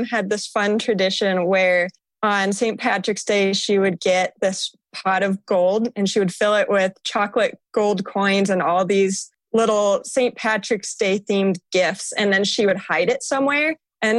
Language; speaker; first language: English; native; English